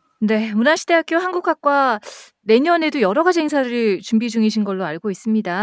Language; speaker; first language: Korean; native; Korean